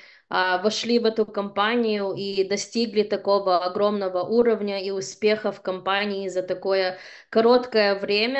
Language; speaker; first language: Russian; early bilingual, heritage; Russian